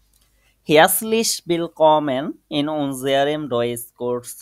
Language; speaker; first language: German; non-native, fluent; Bangla